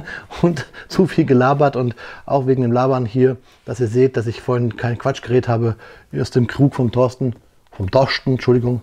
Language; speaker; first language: German; native; German